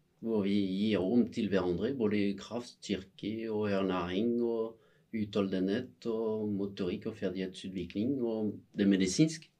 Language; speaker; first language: Norwegian; non-native, fluent; French